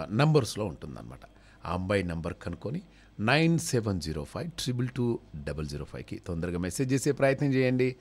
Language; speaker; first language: Telugu; native; Telugu